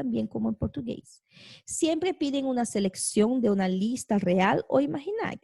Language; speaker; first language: Spanish; non-native, fluent; Portuguese